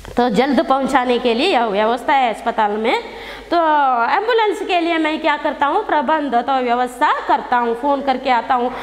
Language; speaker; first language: Hindi; non-native, local second language; Kannada